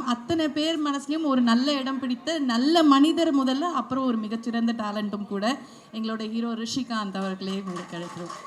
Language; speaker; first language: Tamil; native; Tamil